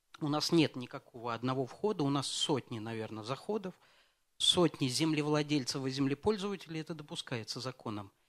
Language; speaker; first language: Russian; native; Russian